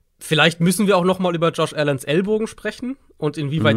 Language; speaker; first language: German; native; German